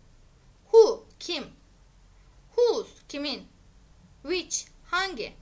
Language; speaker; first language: English; non-native, fluent; Turkish